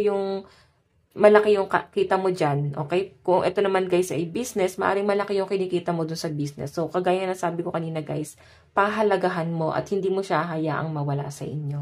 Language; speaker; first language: Filipino; native; Filipino